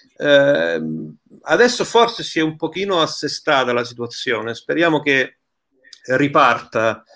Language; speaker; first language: Italian; early bilingual, heritage; Italian